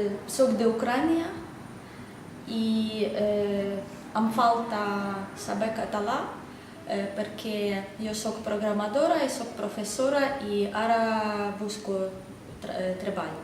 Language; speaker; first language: Catalan; non-native, learner; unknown